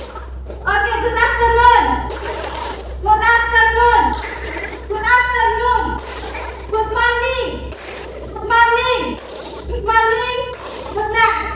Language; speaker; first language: English; non-native, learner; Indonesian